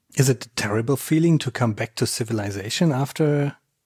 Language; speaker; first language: English; non-native, fluent; German